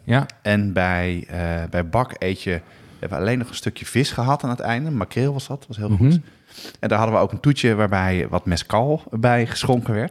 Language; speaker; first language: Dutch; native; Dutch